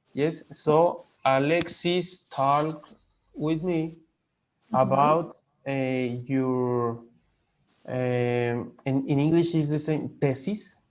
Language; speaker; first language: English; non-native, learner; Spanish